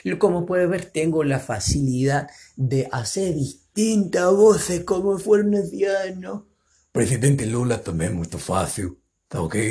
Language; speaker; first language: Spanish; non-native, fluent; Portuguese